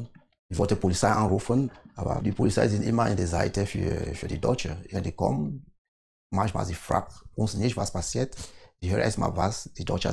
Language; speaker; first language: German; non-native, learner; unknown